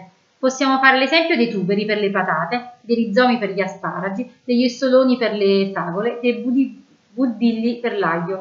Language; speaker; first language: Italian; native; Italian